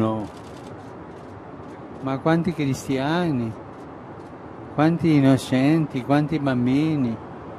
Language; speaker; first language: Italian; non-native, fluent; Spanish